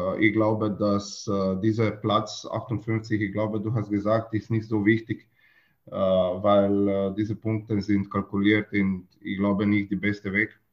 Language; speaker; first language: German; non-native, learner; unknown